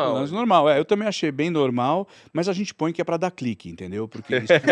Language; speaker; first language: Portuguese; native; Portuguese